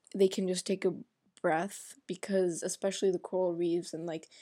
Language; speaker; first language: English; non-native, fluent; Arabic